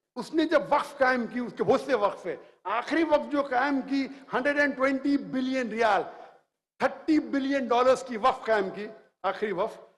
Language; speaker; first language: Hindi; native; Hindi